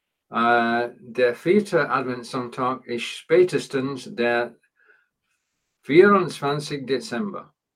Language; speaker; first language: German; non-native, learner; English